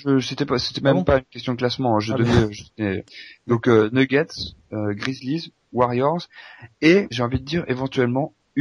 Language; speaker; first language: French; native; French